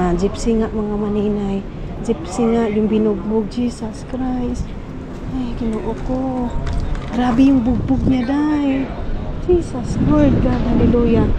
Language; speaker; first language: Filipino; non-native, local second language; Cebuano